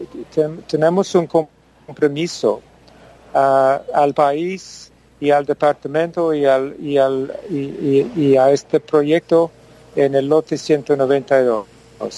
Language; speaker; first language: Spanish; non-native, fluent; English